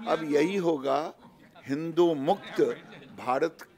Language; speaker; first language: Hindi; native; Hindi